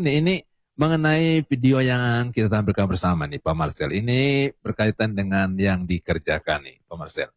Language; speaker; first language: Indonesian; native; Indonesian